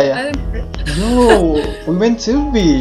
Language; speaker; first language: English; non-native, learner; Indonesian